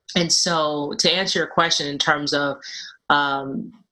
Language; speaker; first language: English; native; English